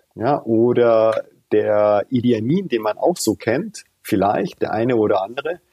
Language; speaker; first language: German; early bilingual, other home language; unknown